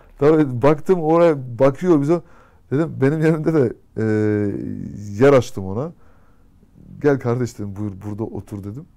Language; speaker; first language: Turkish; early bilingual, heritage; Turkish